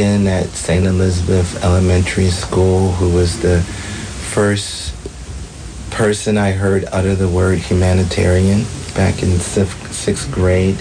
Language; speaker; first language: English; native; English